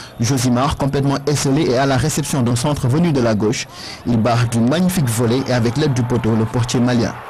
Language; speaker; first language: French; non-native, local second language; Wolof